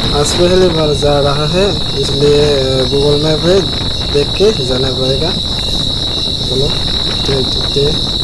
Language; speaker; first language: Hindi; non-native, local second language; Kok Borok